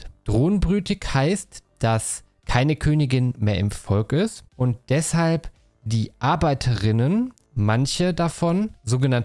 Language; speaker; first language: German; native; German